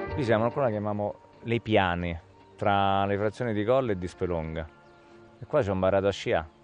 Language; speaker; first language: Italian; native; Italian